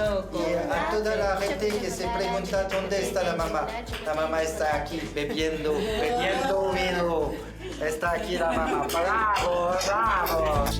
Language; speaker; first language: Spanish; non-native, learner; French